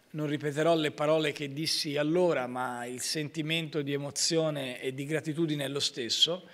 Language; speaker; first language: Italian; native; Italian